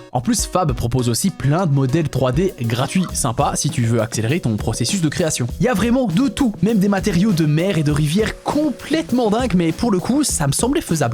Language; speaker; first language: French; native; French